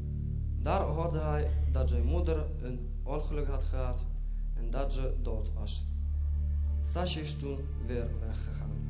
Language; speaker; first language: Dutch; non-native, fluent; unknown